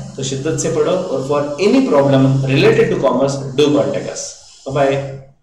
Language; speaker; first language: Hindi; non-native, local second language; Marathi